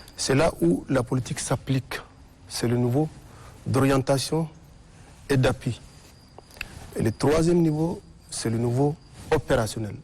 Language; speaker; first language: French; non-native, local second language; Arabic